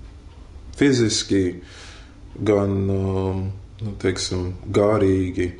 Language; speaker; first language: Latvian; non-native, fluent; English